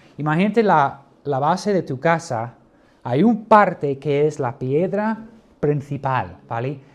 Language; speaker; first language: Spanish; non-native, fluent; English